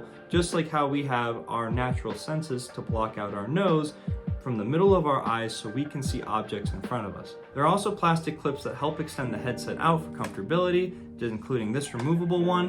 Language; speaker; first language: English; native; English